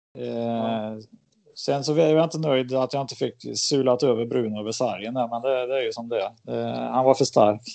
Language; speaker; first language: Swedish; native; Swedish